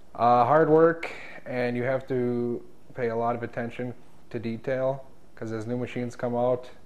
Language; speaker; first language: English; native; English